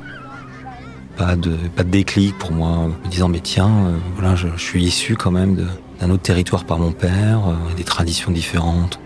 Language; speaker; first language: French; native; French